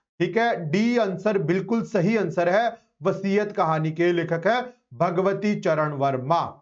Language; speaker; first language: Hindi; non-native, local second language; Punjabi